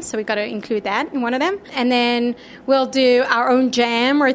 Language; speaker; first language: English; native; English